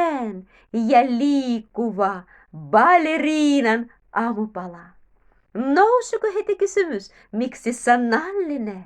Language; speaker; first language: Finnish; non-native, learner; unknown